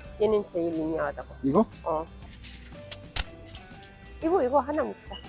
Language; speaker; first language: Korean; non-native, fluent; Arabic